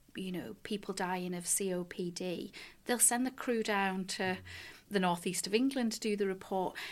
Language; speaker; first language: English; native; English